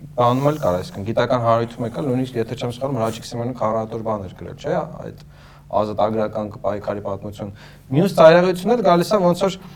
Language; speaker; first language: Armenian; native; Armenian